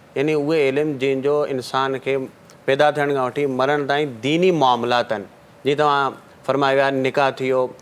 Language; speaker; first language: Sindhi; non-native, local second language; Marwari